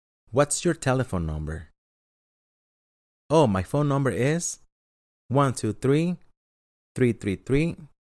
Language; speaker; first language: English; non-native, fluent; Spanish